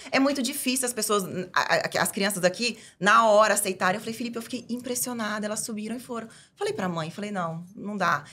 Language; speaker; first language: Portuguese; native; Portuguese